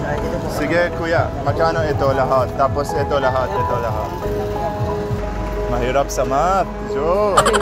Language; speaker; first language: Filipino; non-native, learner; Arabic